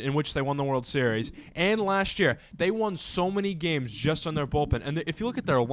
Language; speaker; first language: English; native; English